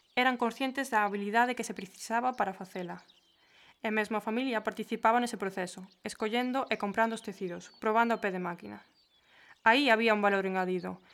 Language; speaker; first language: Galician; early bilingual, heritage; Galician